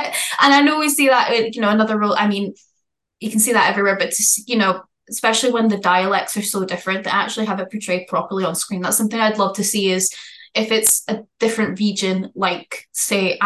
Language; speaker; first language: English; native; English